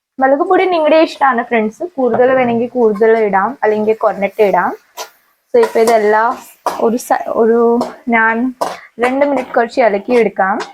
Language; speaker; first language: Malayalam; non-native, learner; Hindi